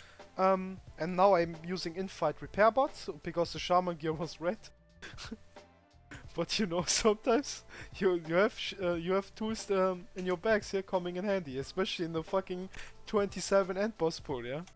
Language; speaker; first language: English; non-native, fluent; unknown